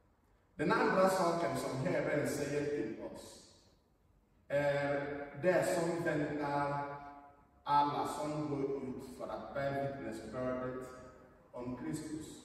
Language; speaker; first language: Swedish; non-native, fluent; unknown